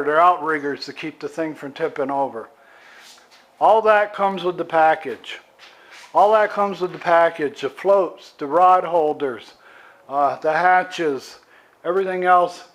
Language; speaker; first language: English; native; English